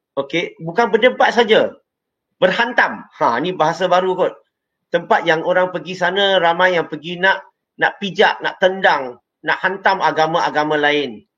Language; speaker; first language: Malay; non-native, local second language; Chinese